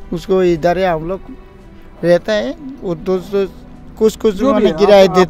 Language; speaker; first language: Hindi; non-native, local second language; Bangla